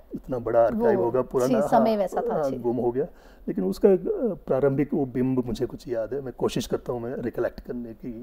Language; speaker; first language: Hindi; non-native, local second language; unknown